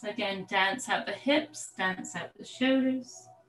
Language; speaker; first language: English; native; English